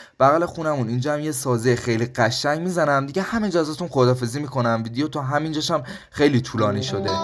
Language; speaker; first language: Persian; early bilingual, heritage; Persian